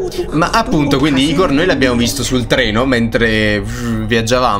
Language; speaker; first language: Italian; native; Italian